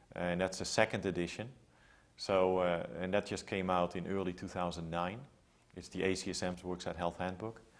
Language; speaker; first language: English; non-native, fluent; Dutch